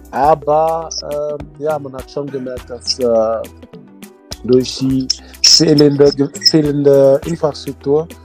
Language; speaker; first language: German; early bilingual, other home language; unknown